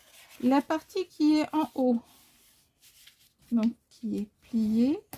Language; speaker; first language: French; native; French